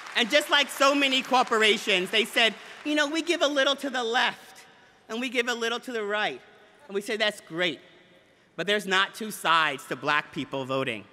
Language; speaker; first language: English; native; English